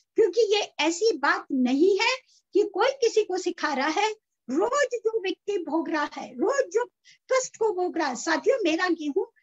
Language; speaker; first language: Hindi; native; Hindi